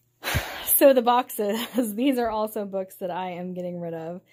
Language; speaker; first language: English; native; English